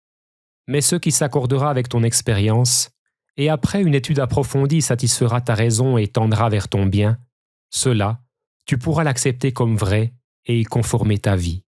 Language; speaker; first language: French; native; French